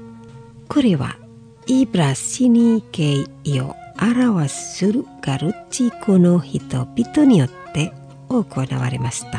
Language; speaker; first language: Japanese; non-native, fluent; Indonesian